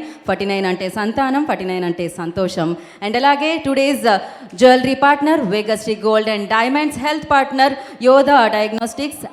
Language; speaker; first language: Telugu; native; Telugu